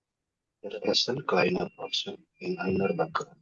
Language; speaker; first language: German; non-native, learner; Indonesian